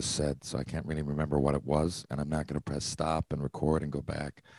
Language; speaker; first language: English; native; English